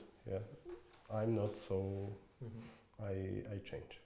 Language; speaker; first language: English; non-native, fluent; Polish